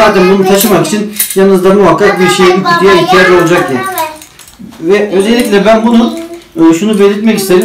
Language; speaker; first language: Turkish; native; Turkish